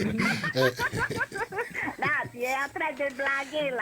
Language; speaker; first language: French; non-native, local second language; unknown